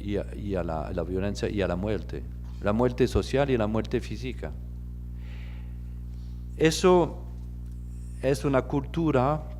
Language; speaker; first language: Spanish; non-native, fluent; French